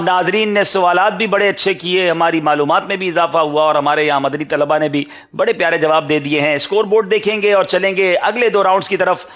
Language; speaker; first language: Urdu; native; Urdu